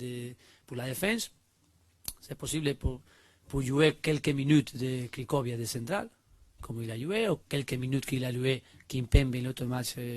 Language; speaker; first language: French; non-native, learner; Spanish